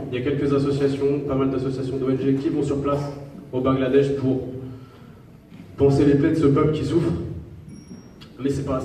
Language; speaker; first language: French; native; French